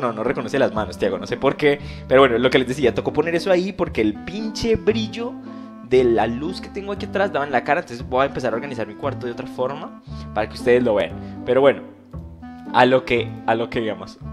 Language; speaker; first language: Spanish; native; Spanish